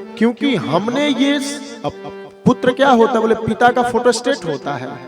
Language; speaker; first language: Hindi; native; Hindi